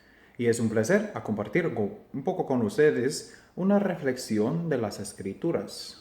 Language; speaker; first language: Spanish; non-native, fluent; English